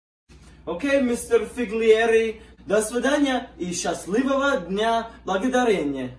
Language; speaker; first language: Russian; non-native, learner; English